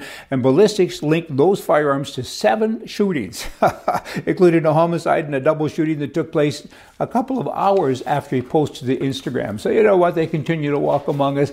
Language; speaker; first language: English; native; English